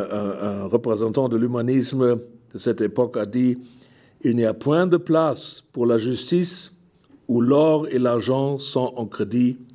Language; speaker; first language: French; non-native, fluent; German